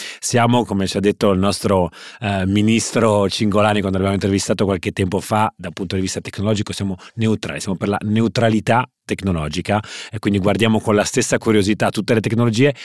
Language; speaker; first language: Italian; native; Italian